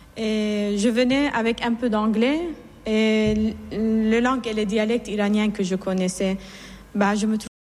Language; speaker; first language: French; non-native, fluent; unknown